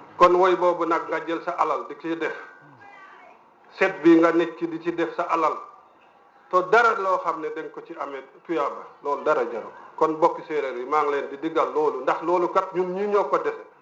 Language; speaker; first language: Wolof; non-native, local second language; Serer